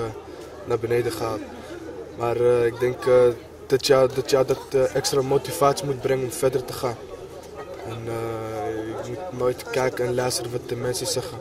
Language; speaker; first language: Dutch; native; Dutch